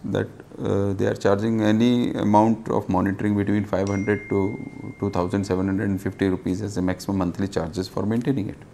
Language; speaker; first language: English; non-native, local second language; Hindi